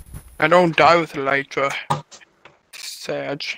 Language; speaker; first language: English; native; English